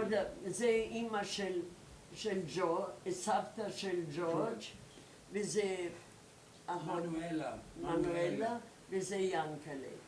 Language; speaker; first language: Hebrew; non-native, learner; German